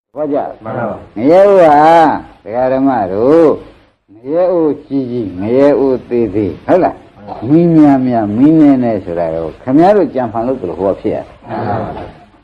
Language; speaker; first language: Burmese; native; Burmese